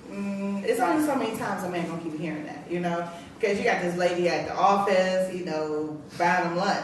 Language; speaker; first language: English; native; English